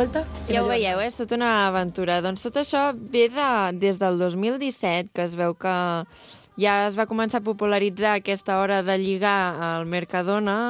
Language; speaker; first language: Catalan; native; Catalan